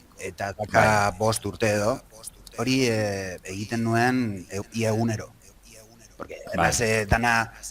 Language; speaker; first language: Basque; native; Basque